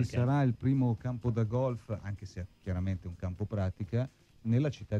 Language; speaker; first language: Italian; native; Italian